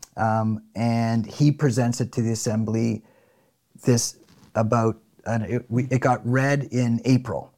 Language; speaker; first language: English; native; English